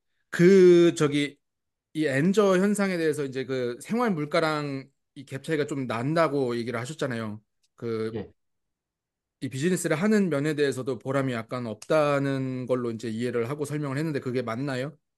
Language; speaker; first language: Korean; native; Korean